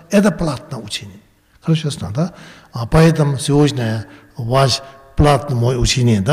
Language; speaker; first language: Russian; non-native, learner; Tibetan